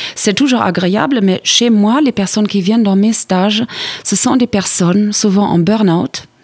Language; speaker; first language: French; non-native, fluent; German